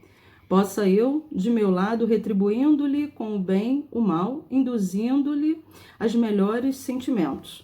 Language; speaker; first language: Portuguese; native; Portuguese